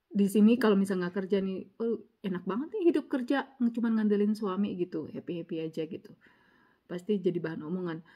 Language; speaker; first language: Indonesian; native; Indonesian